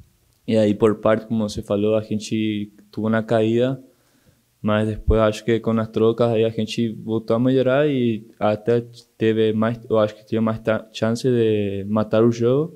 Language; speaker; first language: Portuguese; non-native, local second language; Spanish